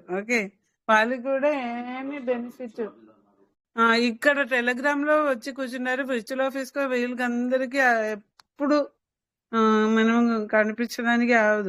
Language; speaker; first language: Telugu; non-native, local second language; Hindi